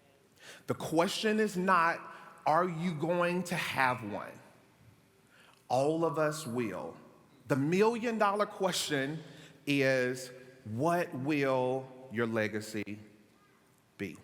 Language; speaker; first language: English; native; English